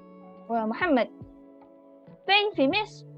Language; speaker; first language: Arabic; non-native, learner; Indonesian